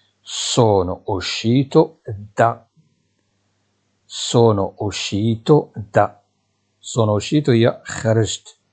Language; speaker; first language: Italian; non-native, fluent; Arabic